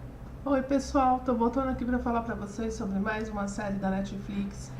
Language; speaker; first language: Portuguese; native; Portuguese